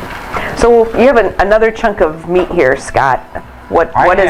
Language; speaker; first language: English; native; English